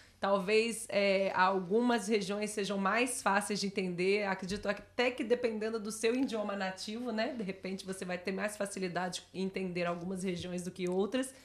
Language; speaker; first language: Portuguese; native; Portuguese